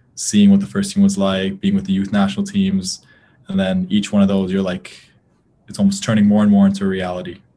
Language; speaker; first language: English; native; English